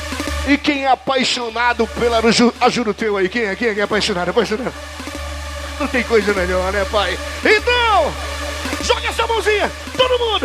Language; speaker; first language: Portuguese; native; Portuguese